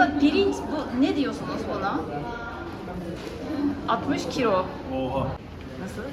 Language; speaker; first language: Turkish; non-native, fluent; Japanese